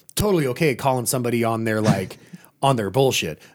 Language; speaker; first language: English; native; English